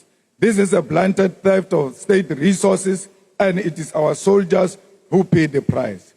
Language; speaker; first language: English; non-native, local second language; Northern Sotho